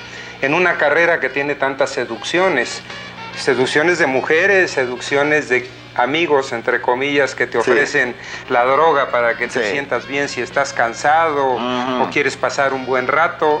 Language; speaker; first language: Spanish; native; Spanish